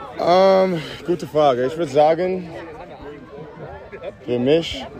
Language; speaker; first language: German; early bilingual, heritage; English